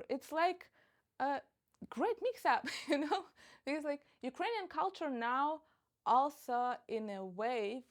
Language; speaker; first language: English; non-native, fluent; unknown